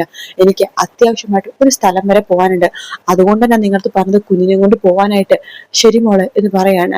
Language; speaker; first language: Malayalam; native; Malayalam